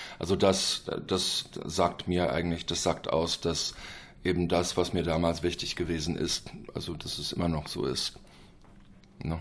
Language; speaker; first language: German; non-native, fluent; English